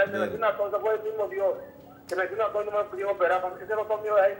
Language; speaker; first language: Spanish; native; Spanish